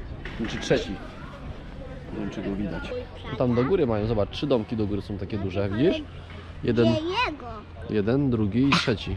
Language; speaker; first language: Polish; native; Polish